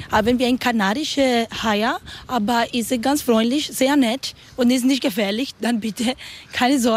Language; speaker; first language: German; non-native, learner; Spanish